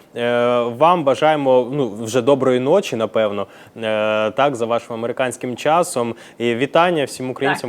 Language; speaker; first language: Ukrainian; native; Ukrainian